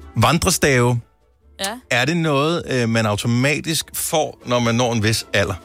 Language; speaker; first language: Danish; native; Danish